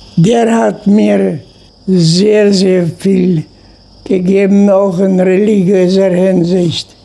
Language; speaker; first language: German; non-native, local second language; Low German